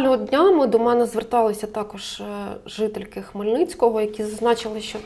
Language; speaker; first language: Ukrainian; native; Ukrainian